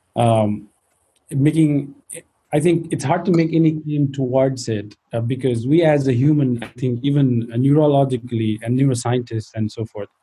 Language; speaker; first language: English; non-native, local second language; Nepali